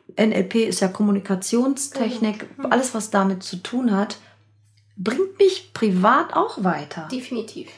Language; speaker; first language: German; native; German